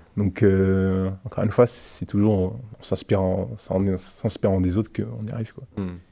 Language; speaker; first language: French; early bilingual, other home language; Haitian Creole